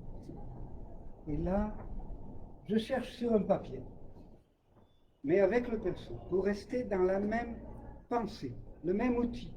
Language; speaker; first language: French; native; French